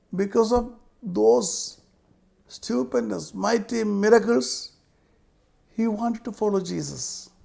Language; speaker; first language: English; non-native, local second language; Malayalam